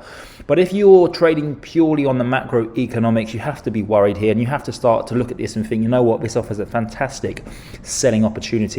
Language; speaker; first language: English; native; English